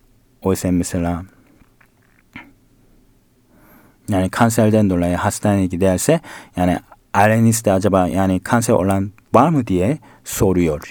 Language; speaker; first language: Turkish; non-native, learner; Korean